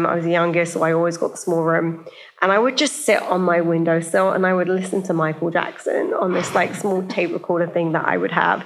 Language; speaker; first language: English; native; English